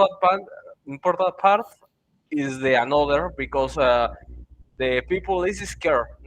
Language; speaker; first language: English; non-native, learner; Spanish